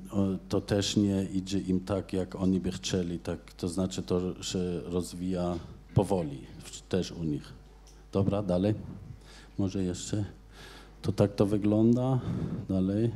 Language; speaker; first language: Polish; non-native, fluent; German